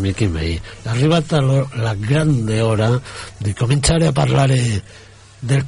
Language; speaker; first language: Italian; non-native, learner; Catalan